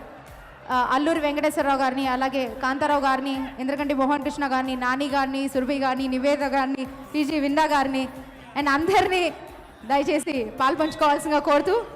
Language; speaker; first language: Telugu; native; Telugu